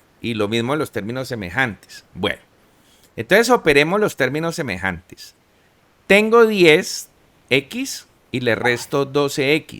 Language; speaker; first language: Spanish; native; Spanish